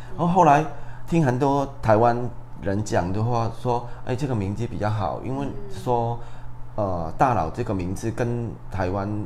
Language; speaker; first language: Chinese; non-native, fluent; Cantonese